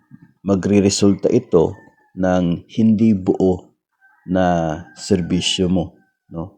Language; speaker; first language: Filipino; native; Filipino